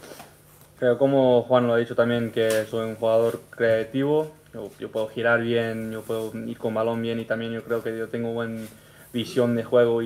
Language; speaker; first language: Spanish; early bilingual, heritage; English